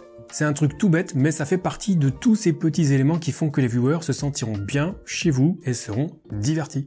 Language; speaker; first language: French; native; French